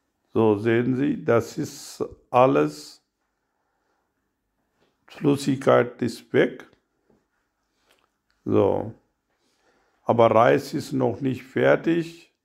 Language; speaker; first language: German; non-native, learner; Urdu